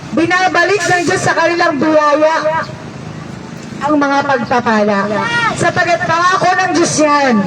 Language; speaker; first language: Filipino; non-native, local second language; Hiligaynon